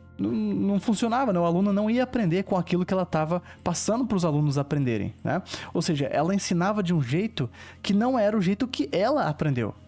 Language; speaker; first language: Portuguese; native; Portuguese